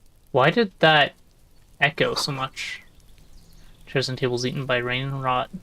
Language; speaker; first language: English; native; English